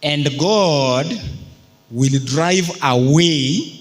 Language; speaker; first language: English; non-native, local second language; Swahili